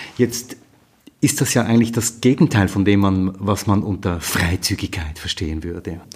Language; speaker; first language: German; native; German